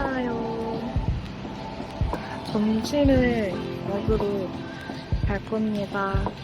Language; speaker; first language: Korean; non-native, fluent; Japanese